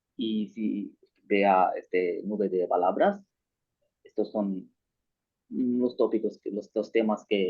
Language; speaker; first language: Spanish; non-native, learner; Bangla